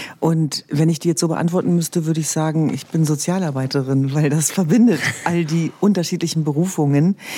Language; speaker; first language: German; early bilingual, other home language; Kurdish